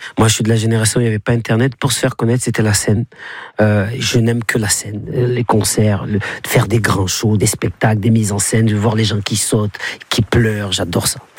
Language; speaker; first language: French; native; French